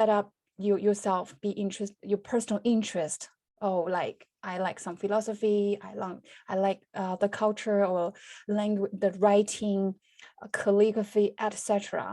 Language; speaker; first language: English; non-native, fluent; Chinese